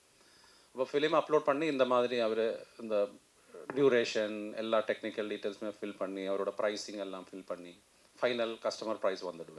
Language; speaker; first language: Tamil; non-native, fluent; Malayalam